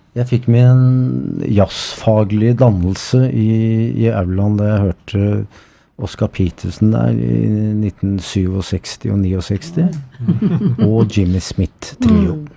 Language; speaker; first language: Norwegian; native; Norwegian